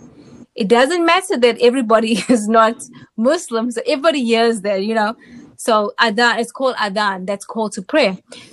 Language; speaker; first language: English; native; English